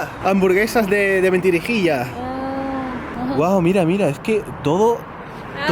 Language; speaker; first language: Spanish; native; Spanish